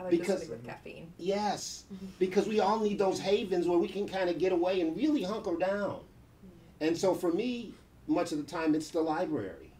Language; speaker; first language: English; native; English